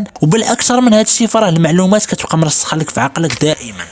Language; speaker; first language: Arabic; native; Arabic